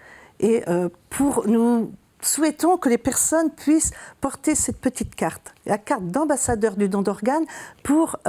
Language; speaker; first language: French; native; French